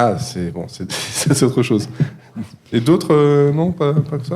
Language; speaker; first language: French; native; French